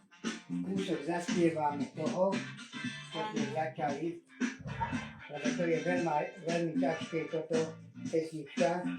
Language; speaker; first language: Slovak; non-native, local second language; Hungarian